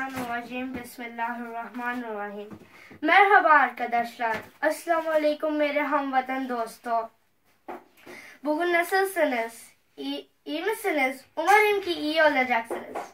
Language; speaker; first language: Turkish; non-native, learner; Urdu